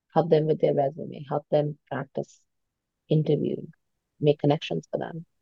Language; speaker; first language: English; non-native, local second language; Hindi